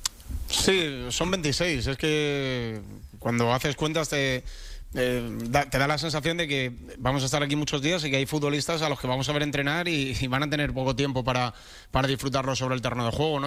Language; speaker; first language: Spanish; native; Spanish